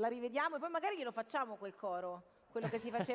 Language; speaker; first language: Italian; native; Italian